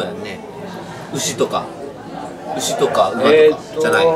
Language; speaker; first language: Japanese; native; Japanese